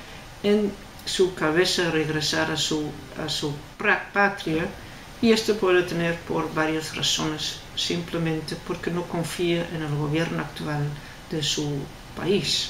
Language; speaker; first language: Spanish; non-native, fluent; Dutch